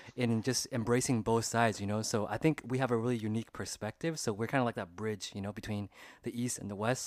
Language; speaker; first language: English; early bilingual, other home language; Vietnamese